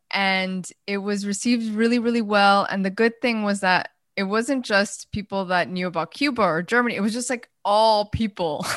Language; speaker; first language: English; early bilingual, other home language; Spanish